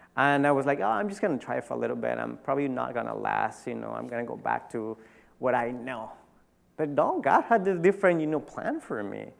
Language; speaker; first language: English; early bilingual, other home language; Spanish